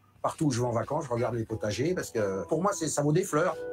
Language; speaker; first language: French; native; French